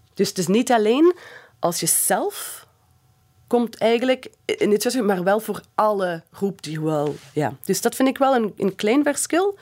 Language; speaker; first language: Dutch; non-native, fluent; English